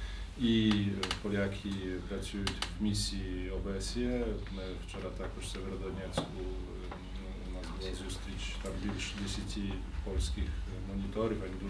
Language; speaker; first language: Ukrainian; non-native, fluent; Polish